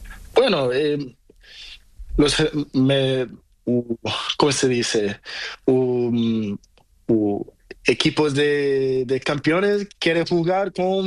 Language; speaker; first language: Spanish; non-native, learner; Portuguese